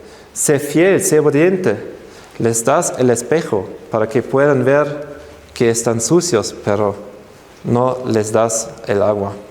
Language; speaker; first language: Spanish; non-native, fluent; German